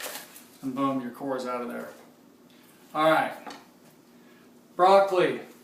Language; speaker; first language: English; native; English